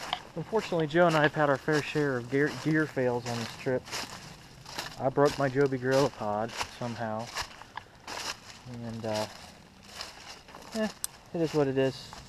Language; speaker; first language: English; native; English